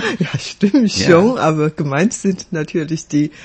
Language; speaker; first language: German; non-native, fluent; Chinese